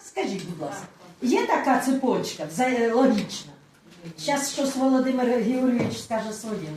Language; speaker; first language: Ukrainian; non-native, local second language; Russian